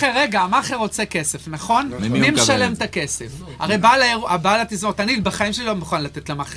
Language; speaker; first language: Hebrew; native; Hebrew